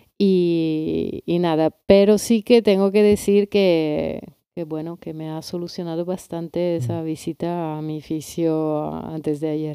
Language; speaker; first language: Spanish; non-native, fluent; Italian